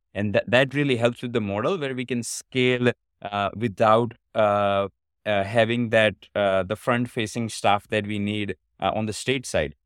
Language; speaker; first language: English; non-native, local second language; Gujarati